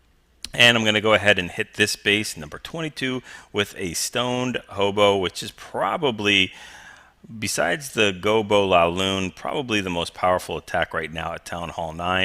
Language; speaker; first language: English; native; English